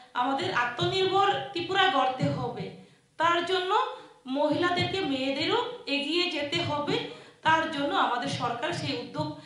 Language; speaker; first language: Bangla; non-native, local second language; Chakma